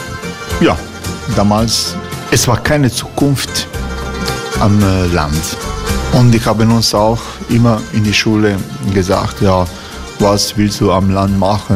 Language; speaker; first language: German; non-native, fluent; Croatian